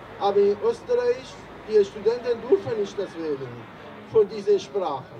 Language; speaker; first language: German; non-native, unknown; Persian